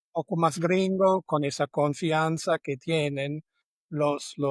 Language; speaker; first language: Spanish; non-native, fluent; German